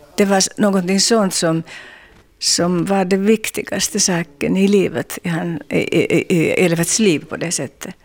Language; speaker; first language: Swedish; non-native, local second language; Finnish